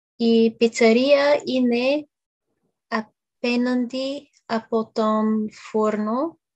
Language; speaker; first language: Greek; non-native, learner; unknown